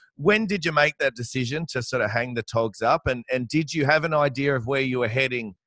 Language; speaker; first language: English; native; English